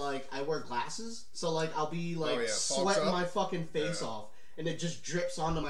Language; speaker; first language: English; native; English